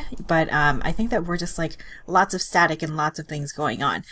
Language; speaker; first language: English; native; English